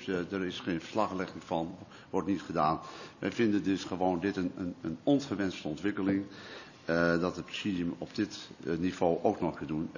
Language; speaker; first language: Dutch; native; Dutch